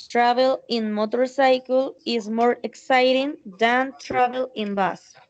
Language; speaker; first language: English; non-native, learner; Spanish